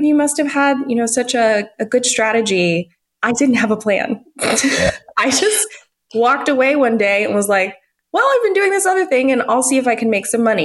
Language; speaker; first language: English; native; English